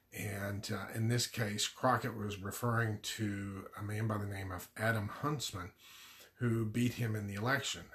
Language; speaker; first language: English; native; English